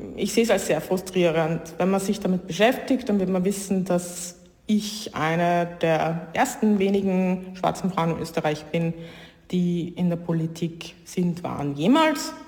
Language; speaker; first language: German; native; German